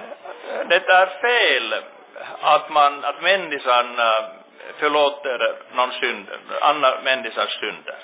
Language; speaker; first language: Swedish; non-native, local second language; Finnish